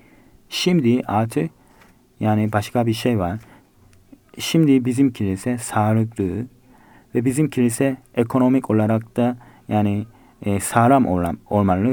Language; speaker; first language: Turkish; non-native, fluent; Korean